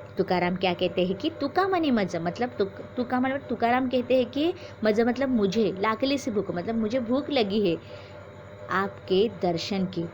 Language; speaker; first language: Hindi; non-native, local second language; Marathi